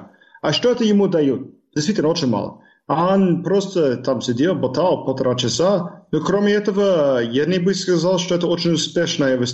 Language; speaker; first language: Russian; non-native, fluent; English